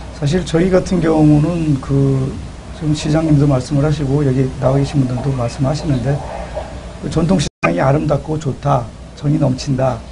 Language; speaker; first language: Korean; native; Korean